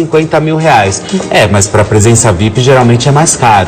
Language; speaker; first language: Portuguese; native; Portuguese